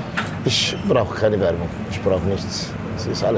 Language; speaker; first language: German; non-native, local second language; Turkish